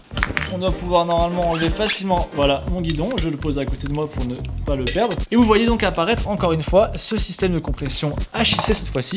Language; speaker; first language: French; native; French